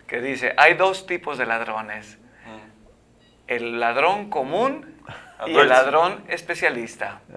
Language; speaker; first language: Spanish; native; Spanish